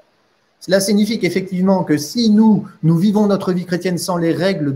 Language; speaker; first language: French; native; French